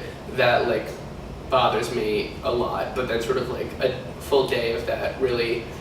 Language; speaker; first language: English; native; English